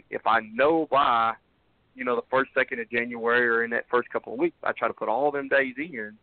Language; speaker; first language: English; native; English